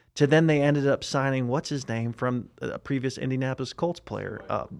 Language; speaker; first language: English; native; English